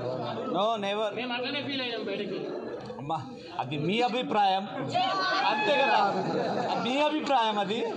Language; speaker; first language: Telugu; non-native, learner; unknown